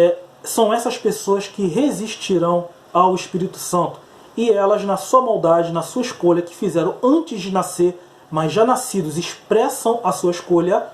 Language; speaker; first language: Portuguese; native; Portuguese